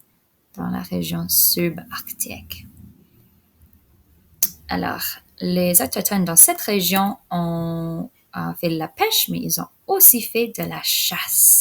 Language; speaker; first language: French; non-native, local second language; English